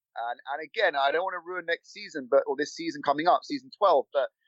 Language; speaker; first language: English; native; English